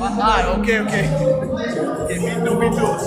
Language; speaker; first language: English; non-native, learner; Arabic